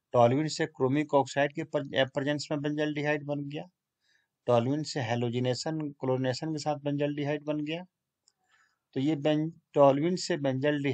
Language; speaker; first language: Hindi; native; Hindi